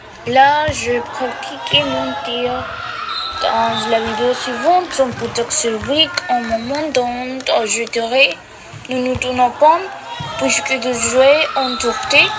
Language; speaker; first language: French; non-native, learner; Spanish